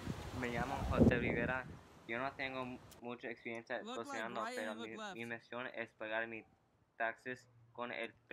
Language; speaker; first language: Spanish; non-native, learner; English